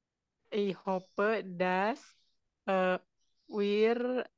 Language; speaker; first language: German; non-native, learner; Indonesian